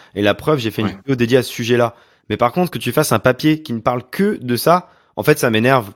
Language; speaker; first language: French; native; French